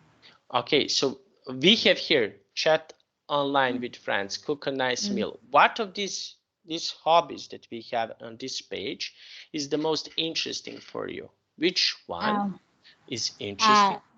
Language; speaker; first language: English; non-native, fluent; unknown